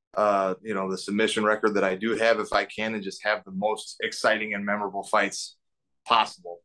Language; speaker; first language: English; native; English